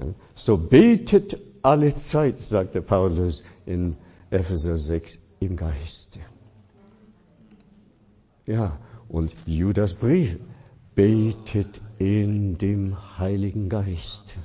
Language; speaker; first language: German; non-native, fluent; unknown